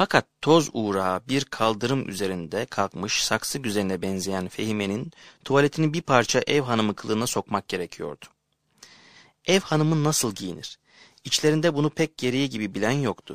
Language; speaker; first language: Turkish; native; Turkish